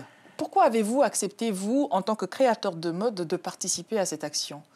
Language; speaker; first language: French; native; French